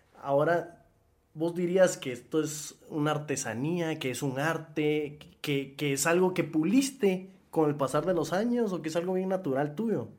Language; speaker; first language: Spanish; native; Spanish